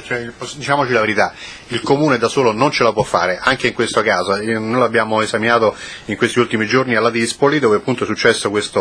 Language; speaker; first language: Italian; native; Italian